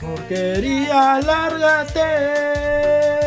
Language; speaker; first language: Spanish; native; Spanish